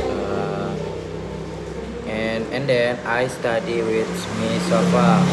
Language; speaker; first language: English; non-native, learner; Indonesian